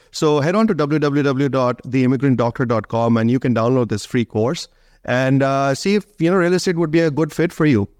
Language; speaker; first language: English; non-native, local second language; Hindi